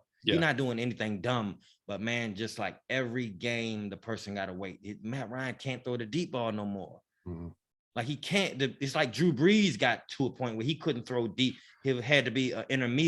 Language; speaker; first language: English; native; English